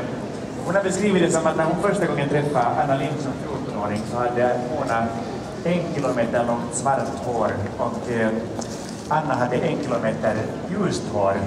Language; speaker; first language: Swedish; native; Swedish